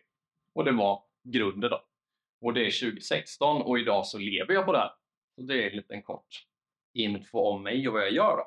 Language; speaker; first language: Swedish; native; Swedish